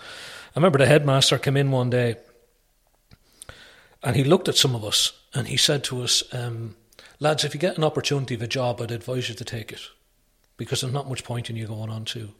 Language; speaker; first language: English; native; English